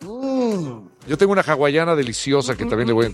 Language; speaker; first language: Spanish; native; Spanish